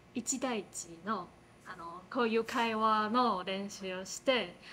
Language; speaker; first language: Japanese; non-native, fluent; Chinese